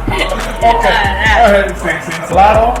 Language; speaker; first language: Spanish; non-native, learner; English